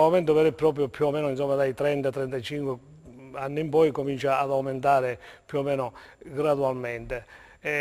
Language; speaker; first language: Italian; native; Italian